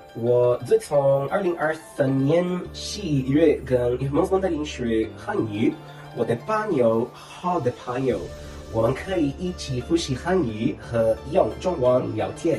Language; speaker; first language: Chinese; non-native, learner; Portuguese